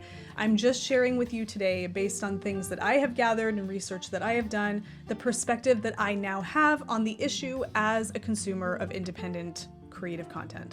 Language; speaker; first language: English; native; English